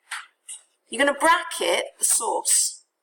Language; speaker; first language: English; native; English